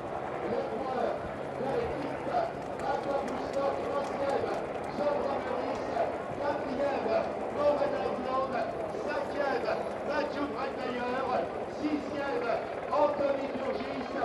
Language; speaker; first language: French; native; French